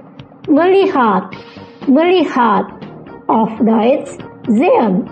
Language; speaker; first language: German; non-native, fluent; Indonesian